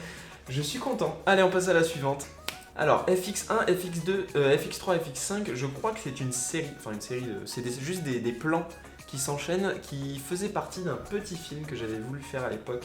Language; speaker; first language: French; native; French